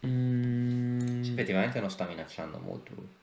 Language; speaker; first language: Italian; native; Italian